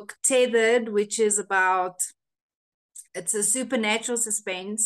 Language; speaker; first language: English; non-native, local second language; Afrikaans